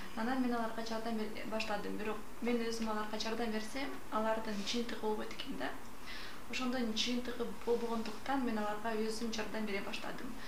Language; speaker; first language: Kyrgyz; non-native, local second language; Russian